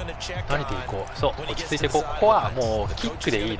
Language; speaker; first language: Japanese; native; Japanese